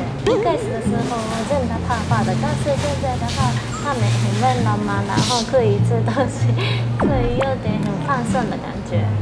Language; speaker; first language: Chinese; non-native, learner; Japanese